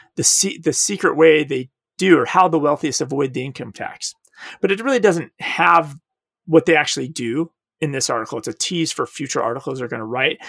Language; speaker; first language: English; native; English